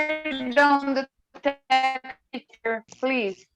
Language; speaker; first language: English; non-native, learner; Portuguese